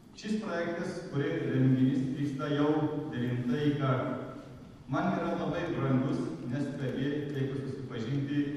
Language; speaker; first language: Lithuanian; non-native, fluent; Turkish